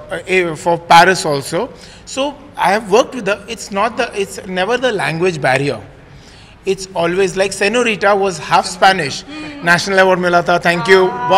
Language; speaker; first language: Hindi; native; Hindi